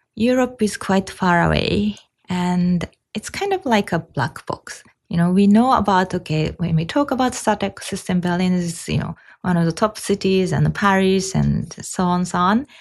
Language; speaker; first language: English; non-native, fluent; Japanese